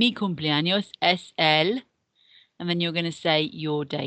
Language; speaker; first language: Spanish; non-native, fluent; English